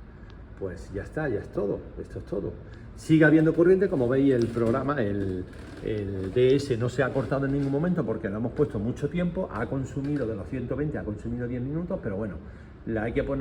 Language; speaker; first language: Spanish; native; Spanish